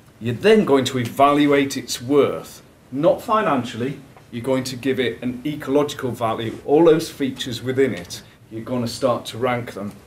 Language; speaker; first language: English; native; English